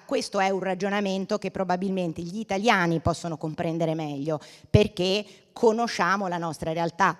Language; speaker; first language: Italian; native; Italian